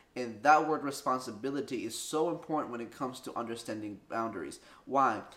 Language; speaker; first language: English; early bilingual, other home language; Spanish